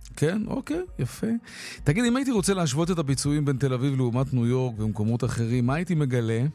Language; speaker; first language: Hebrew; native; Hebrew